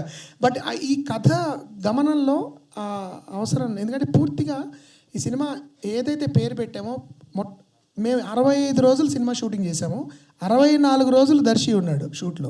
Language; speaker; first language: Telugu; native; Telugu